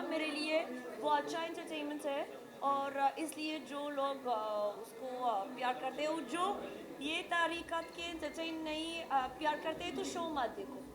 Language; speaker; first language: Hindi; non-native, learner; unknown